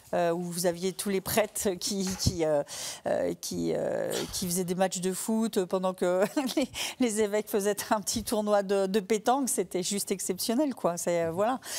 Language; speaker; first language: French; native; French